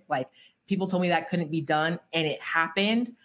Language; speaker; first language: English; native; English